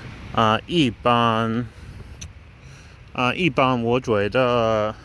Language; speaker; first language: Chinese; non-native, learner; English